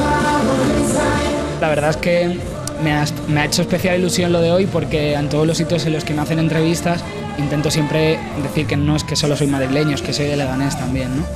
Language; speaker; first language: Spanish; native; Spanish